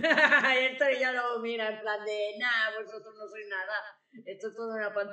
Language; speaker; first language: Spanish; native; Spanish